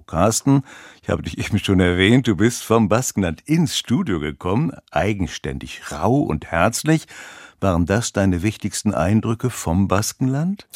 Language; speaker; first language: German; native; German